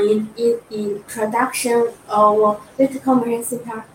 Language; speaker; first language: English; non-native, learner; Chinese